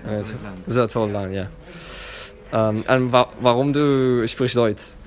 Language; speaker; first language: German; non-native, learner; Spanish